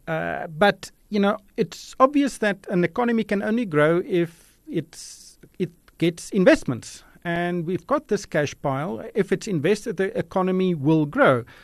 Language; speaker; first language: English; non-native, local second language; Afrikaans